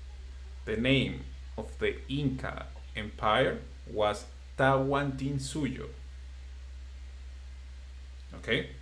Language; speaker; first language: English; non-native, fluent; Spanish